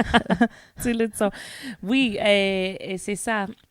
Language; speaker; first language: French; non-native, learner; English